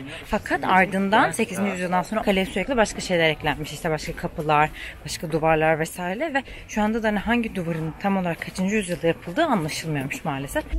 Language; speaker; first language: Turkish; native; Turkish